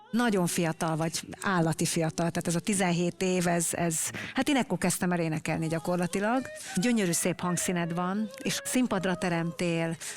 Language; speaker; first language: Hungarian; native; Hungarian